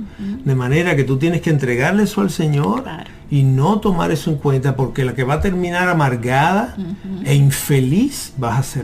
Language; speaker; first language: Spanish; native; Spanish